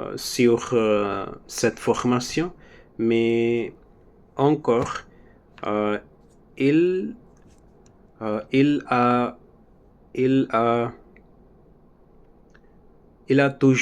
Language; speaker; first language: French; non-native, learner; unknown